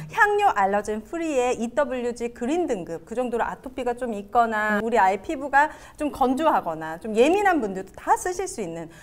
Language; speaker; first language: Korean; native; Korean